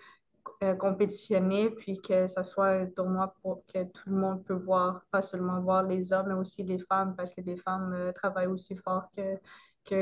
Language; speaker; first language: French; non-native, local second language; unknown